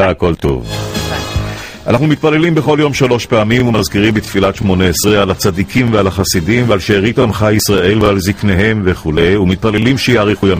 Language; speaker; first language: Hebrew; native; Hebrew